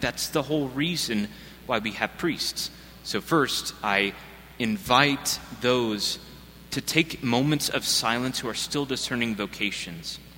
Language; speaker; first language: English; native; English